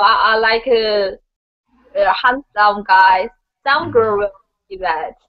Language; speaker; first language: English; non-native, learner; Chinese